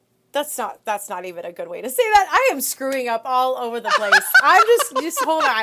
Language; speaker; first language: English; native; English